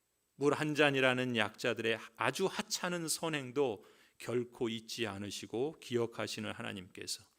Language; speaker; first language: Korean; native; Korean